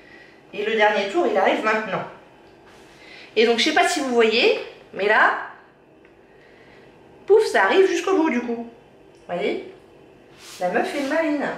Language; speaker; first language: French; native; French